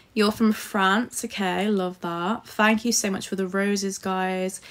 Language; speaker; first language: English; native; English